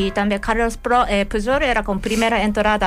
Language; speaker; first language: Catalan; non-native, learner; Japanese